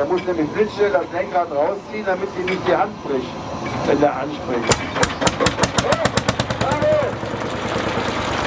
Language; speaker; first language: German; native; German